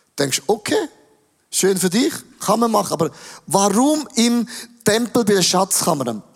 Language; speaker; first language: German; native; German